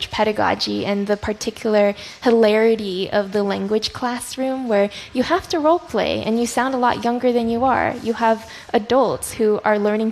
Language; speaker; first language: English; non-native, local second language; Chinese